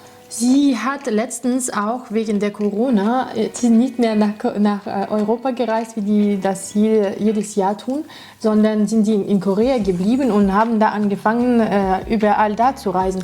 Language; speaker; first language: German; non-native, fluent; Russian